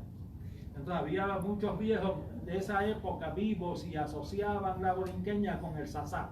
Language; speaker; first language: Spanish; native; Spanish